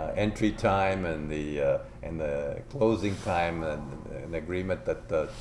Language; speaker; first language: English; non-native, local second language; Spanish